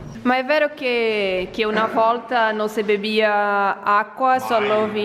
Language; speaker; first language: Italian; non-native, learner; Portuguese